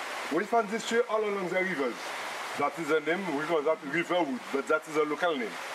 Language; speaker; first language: English; non-native, learner; French